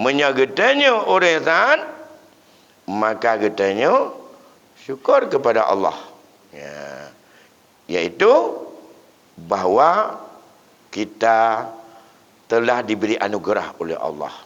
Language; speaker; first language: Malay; non-native, local second language; Achinese